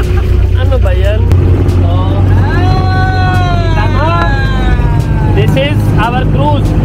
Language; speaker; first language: Filipino; non-native, learner; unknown